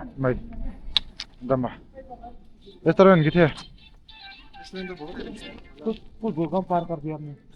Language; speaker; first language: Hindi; non-native, local second language; Mizo